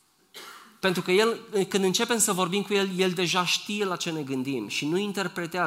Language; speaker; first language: Romanian; native; Romanian